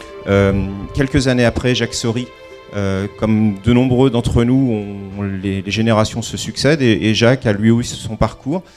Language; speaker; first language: French; native; French